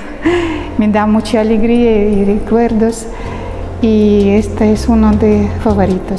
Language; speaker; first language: Spanish; non-native, learner; Russian